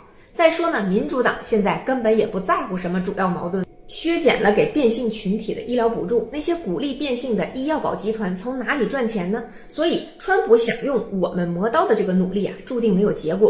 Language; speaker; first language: Chinese; native; Chinese